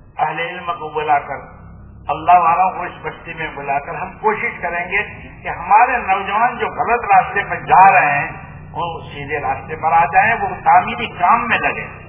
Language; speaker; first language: Urdu; non-native, local second language; Gujarati